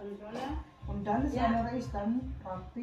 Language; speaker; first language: German; non-native, learner; Filipino